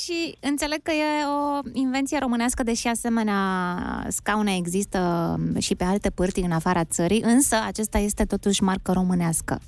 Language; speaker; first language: Romanian; native; Romanian